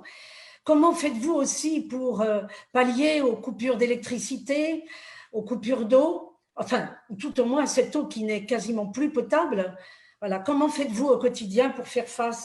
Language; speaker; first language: French; native; French